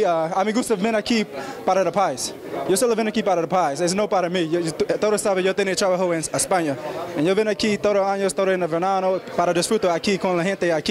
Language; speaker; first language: Spanish; early bilingual, heritage; English